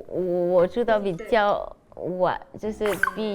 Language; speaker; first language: Chinese; non-native, learner; Vietnamese